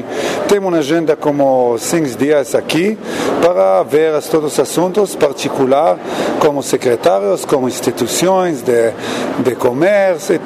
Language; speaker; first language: Portuguese; non-native, learner; Hebrew